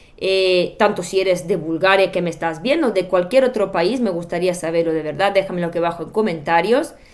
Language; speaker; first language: Spanish; non-native, fluent; Bulgarian